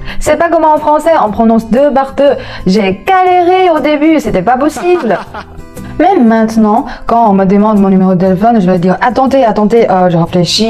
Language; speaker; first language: French; non-native, fluent; Chinese